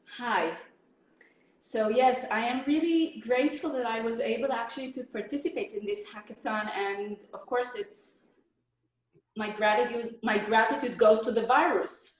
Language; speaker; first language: English; non-native, fluent; Hebrew